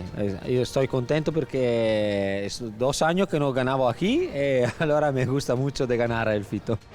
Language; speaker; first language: Spanish; non-native, learner; Italian